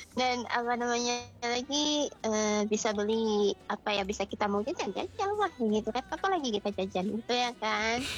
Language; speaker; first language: Indonesian; non-native, local second language; Achinese